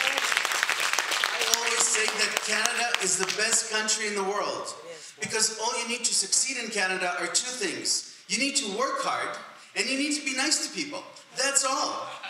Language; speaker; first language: English; non-native, fluent; Russian